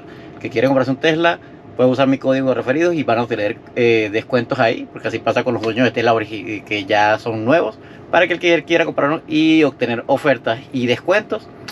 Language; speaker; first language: Spanish; native; Spanish